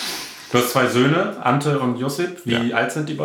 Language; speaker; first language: German; native; German